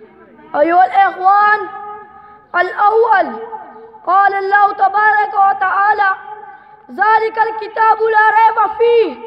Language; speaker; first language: Arabic; non-native, learner; Urdu